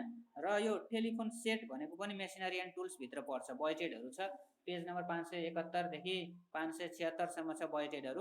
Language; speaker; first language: Nepali; native; Nepali